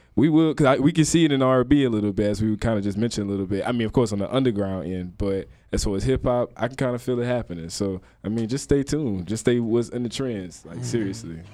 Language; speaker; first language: English; native; English